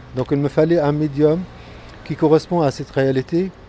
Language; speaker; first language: French; non-native, fluent; Arabic